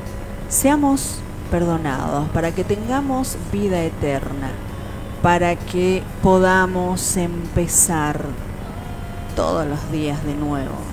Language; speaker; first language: Spanish; native; Spanish